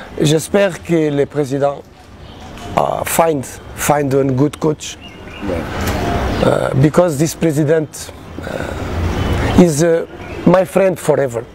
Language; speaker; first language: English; non-native, learner; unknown